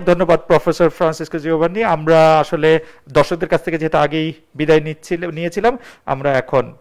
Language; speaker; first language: Bangla; native; Bangla